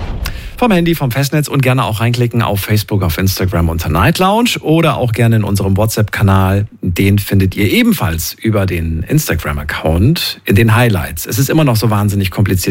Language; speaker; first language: German; native; German